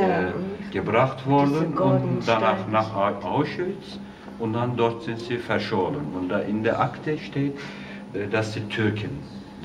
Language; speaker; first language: German; non-native, fluent; Turkish